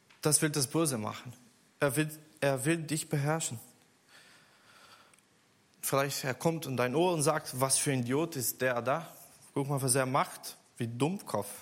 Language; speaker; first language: German; non-native, learner; Portuguese